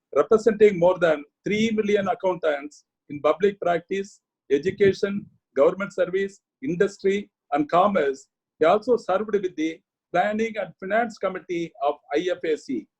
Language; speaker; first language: English; non-native, local second language; Tamil